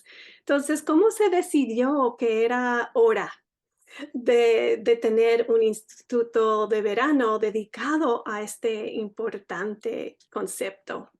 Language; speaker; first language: Spanish; early bilingual, heritage; Spanish